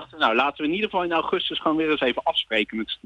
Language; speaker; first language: Dutch; native; Dutch